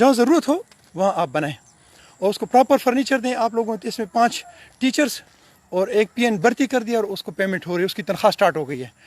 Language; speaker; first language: Urdu; non-native, local second language; Pashto